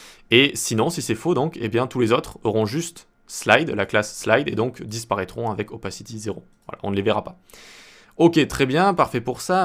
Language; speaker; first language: French; native; French